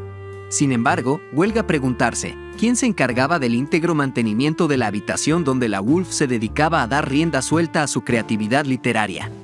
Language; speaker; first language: Spanish; native; Spanish